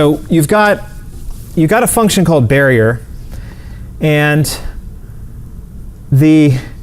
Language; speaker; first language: English; native; English